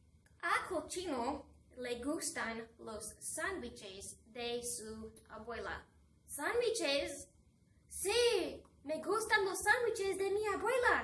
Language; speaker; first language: Spanish; non-native, fluent; English